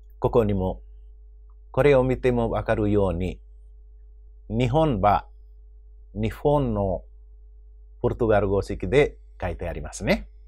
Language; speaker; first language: Japanese; non-native, fluent; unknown